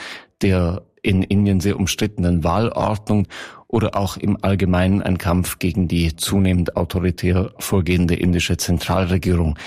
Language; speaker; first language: German; native; German